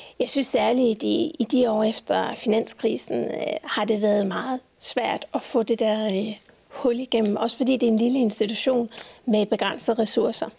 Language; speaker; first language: Danish; native; Danish